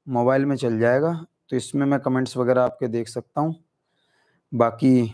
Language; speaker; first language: Hindi; native; Hindi